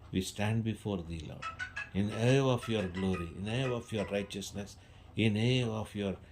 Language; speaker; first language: English; non-native, local second language; Telugu